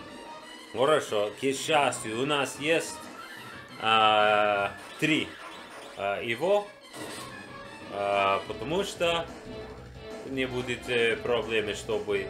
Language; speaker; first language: Russian; non-native, learner; English